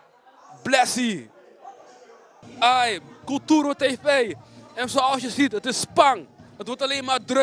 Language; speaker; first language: Dutch; native; Dutch